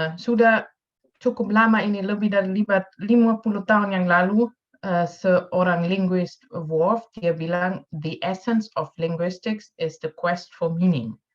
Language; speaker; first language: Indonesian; non-native, fluent; Dutch